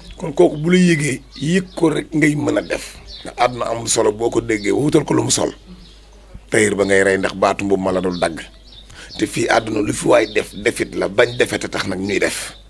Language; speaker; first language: Wolof; native; Wolof